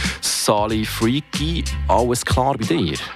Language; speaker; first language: German; native; German